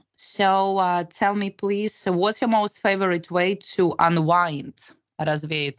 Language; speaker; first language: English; non-native, fluent; Russian